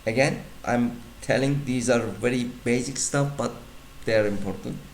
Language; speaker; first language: English; non-native, fluent; Turkish